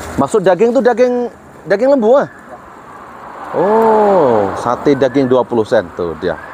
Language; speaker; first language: Malay; native; Malay